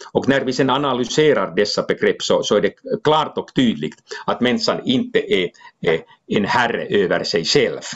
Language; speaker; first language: Swedish; non-native, local second language; Finnish